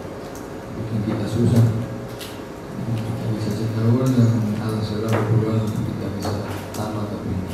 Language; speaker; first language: Indonesian; non-native, learner; Spanish